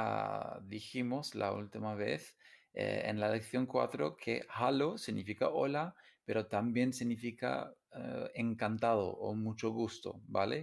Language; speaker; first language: Spanish; non-native, fluent; English